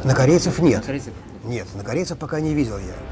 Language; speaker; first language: Russian; native; Russian